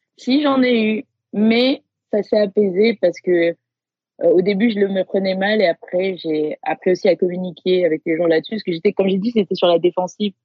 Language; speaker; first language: French; native; French